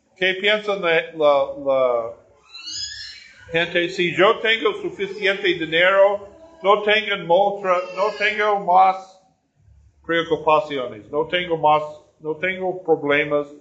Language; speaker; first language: Spanish; non-native, learner; English